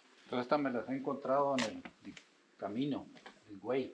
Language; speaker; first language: Spanish; native; Spanish